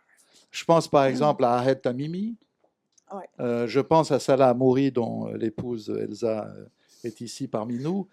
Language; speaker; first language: French; native; French